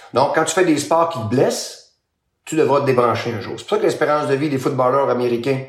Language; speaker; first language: French; native; French